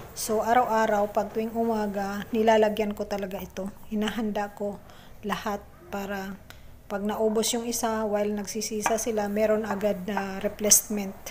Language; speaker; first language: Filipino; non-native, local second language; Cebuano